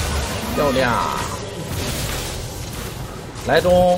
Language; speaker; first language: Chinese; native; Chinese